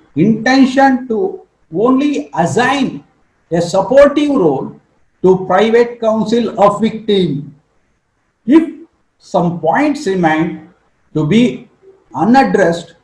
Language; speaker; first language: English; non-native, local second language; Kannada